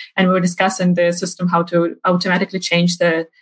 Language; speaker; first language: English; non-native, fluent; Ukrainian